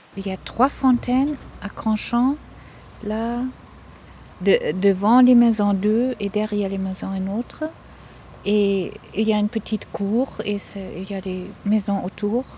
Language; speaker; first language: French; non-native, fluent; German